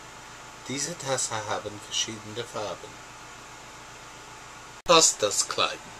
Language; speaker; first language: German; non-native, learner; English